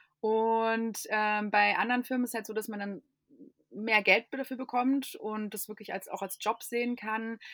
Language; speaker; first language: German; non-native, fluent; English